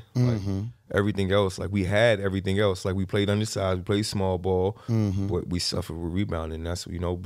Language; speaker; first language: English; native; English